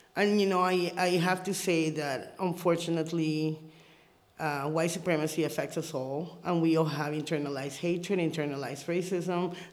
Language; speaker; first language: English; early bilingual, other home language; Spanish